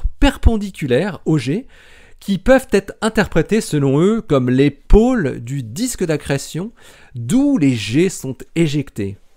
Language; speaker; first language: French; native; French